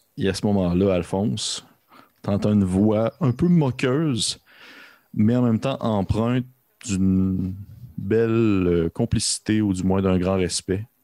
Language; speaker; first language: French; native; French